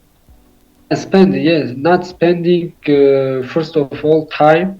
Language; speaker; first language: English; non-native, learner; Tajik